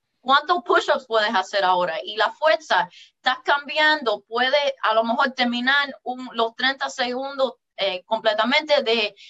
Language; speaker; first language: Spanish; early bilingual, heritage; English